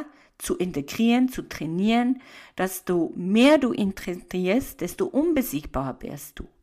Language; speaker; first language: German; native; German